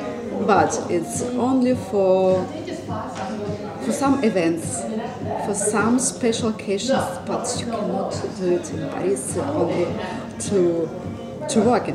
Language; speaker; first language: English; non-native, learner; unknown